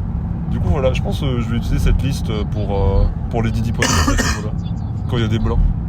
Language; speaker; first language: French; native; French